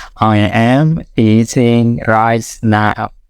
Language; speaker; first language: English; non-native, fluent; Indonesian